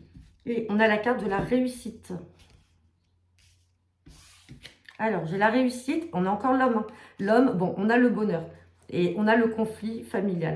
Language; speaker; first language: French; native; French